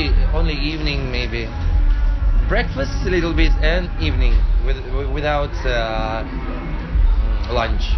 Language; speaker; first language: English; non-native, learner; Russian